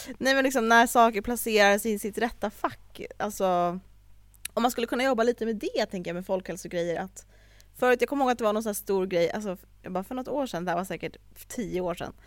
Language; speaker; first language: Swedish; native; Swedish